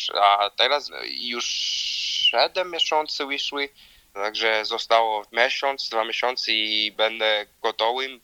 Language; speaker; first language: Polish; non-native, learner; Georgian